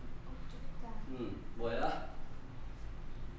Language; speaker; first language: Korean; non-native, fluent; Vietnamese